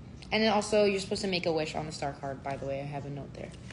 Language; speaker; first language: English; native; English